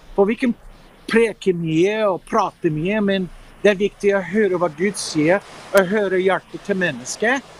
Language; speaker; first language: Norwegian; non-native, fluent; English